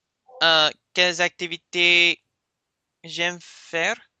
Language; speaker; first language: French; non-native, learner; English